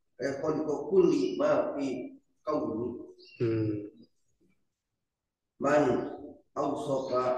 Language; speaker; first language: Arabic; non-native, learner; Indonesian